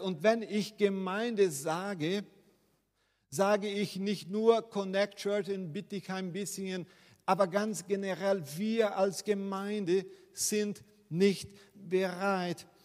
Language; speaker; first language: German; non-native, fluent; Portuguese